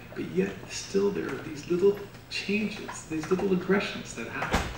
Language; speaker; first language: English; native; English